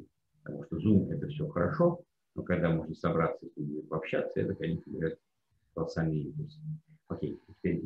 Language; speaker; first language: Russian; non-native, fluent; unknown